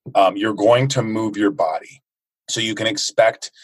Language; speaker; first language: English; native; English